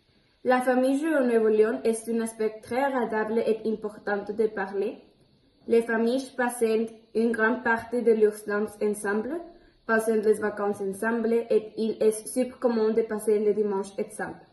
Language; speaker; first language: French; non-native, learner; Spanish